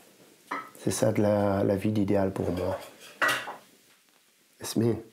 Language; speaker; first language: French; non-native, learner; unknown